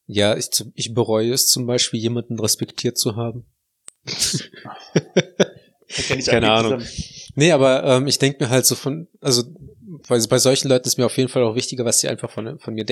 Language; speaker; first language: German; native; German